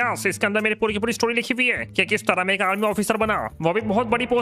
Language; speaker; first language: Hindi; native; Hindi